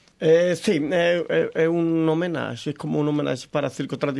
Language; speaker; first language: Portuguese; non-native, learner; Spanish